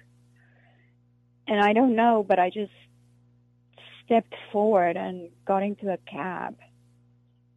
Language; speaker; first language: English; non-native, local second language; Afrikaans